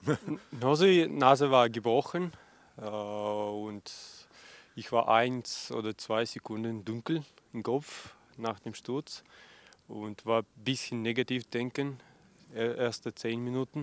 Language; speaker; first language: German; non-native, learner; Russian